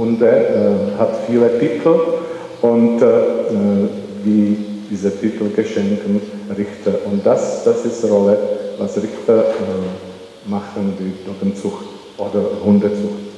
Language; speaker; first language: German; non-native, learner; Czech